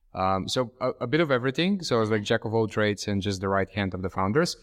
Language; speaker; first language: English; non-native, fluent; Bulgarian